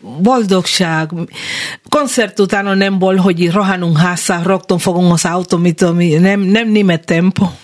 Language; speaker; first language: Hungarian; non-native, learner; Spanish